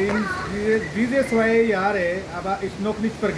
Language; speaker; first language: German; non-native, learner; Urdu